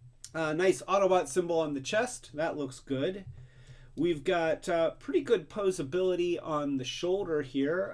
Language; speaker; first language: English; native; English